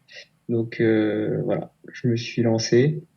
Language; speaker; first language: French; native; French